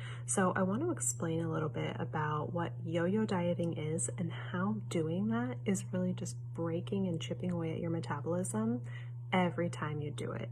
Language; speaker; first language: English; native; English